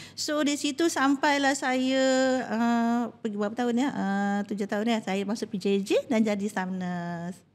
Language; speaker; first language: Malay; native; Malay